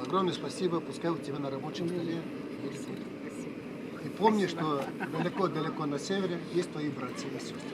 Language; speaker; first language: Russian; non-native, local second language; Chuvash